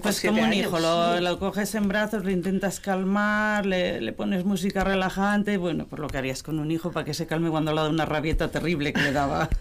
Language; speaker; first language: Spanish; native; Spanish